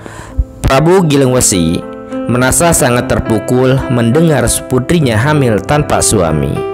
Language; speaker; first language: Indonesian; native; Indonesian